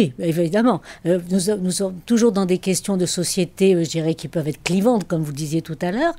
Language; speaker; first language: French; native; French